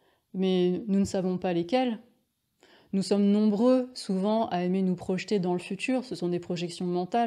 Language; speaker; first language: French; native; French